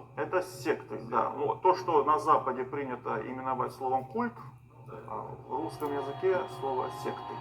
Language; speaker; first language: Russian; native; Russian